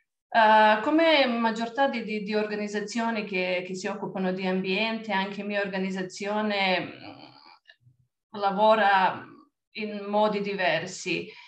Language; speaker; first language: Italian; non-native, fluent; Serbian